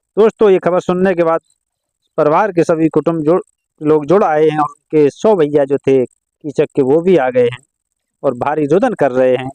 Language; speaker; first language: Hindi; native; Hindi